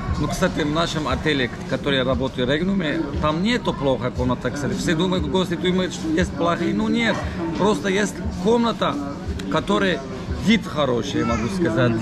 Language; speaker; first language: Russian; non-native, learner; Turkish